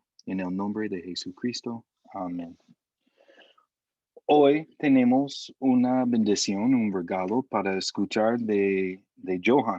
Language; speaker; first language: Spanish; non-native, fluent; English